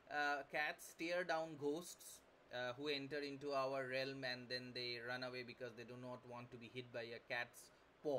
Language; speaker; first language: English; non-native, local second language; Bangla